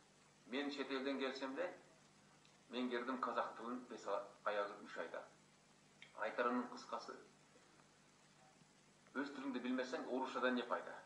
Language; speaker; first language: Kazakh; non-native, fluent; Hungarian